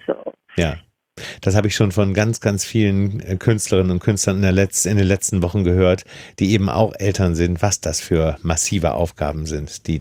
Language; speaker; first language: German; native; German